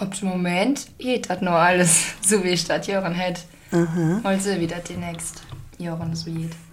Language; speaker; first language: German; native; German